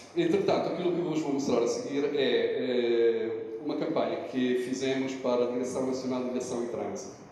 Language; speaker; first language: Portuguese; non-native, fluent; Italian